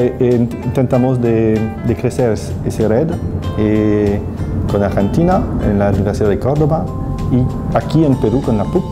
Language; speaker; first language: Spanish; non-native, fluent; French